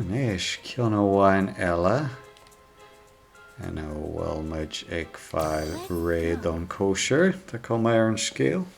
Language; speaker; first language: Irish; non-native, local second language; English